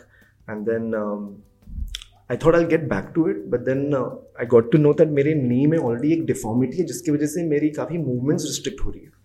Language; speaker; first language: English; non-native, local second language; Hindi